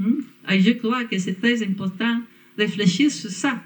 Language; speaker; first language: French; non-native, fluent; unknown